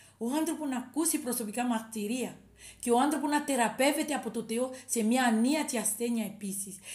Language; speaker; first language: Greek; non-native, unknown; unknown